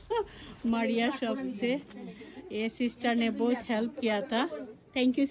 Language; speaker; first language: Hindi; non-native, learner; Bangla